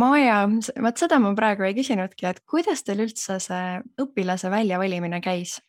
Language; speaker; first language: Estonian; native; Estonian